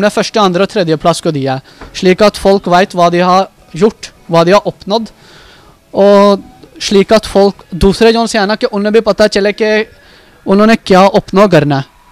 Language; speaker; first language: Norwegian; early bilingual, other home language; Urdu